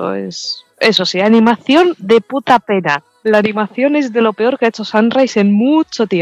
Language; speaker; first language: Spanish; native; Spanish